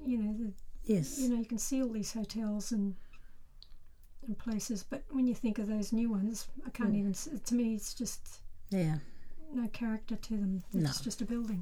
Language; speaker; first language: English; native; English